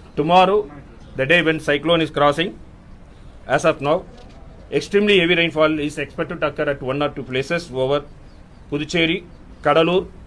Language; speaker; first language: English; non-native, local second language; Tamil